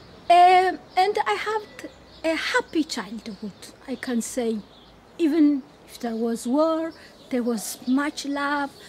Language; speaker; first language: English; non-native, fluent; Tigrinya